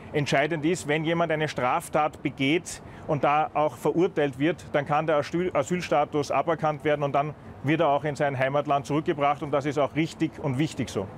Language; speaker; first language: German; native; German